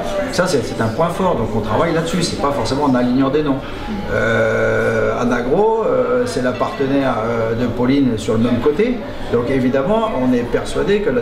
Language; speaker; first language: French; native; French